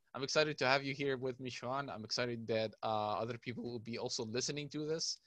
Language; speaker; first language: English; non-native, fluent; Arabic